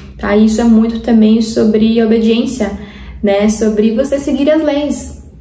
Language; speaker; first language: Portuguese; non-native, fluent; Spanish